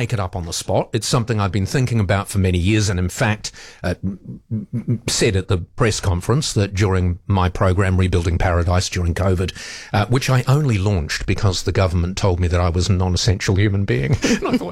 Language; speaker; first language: English; native; English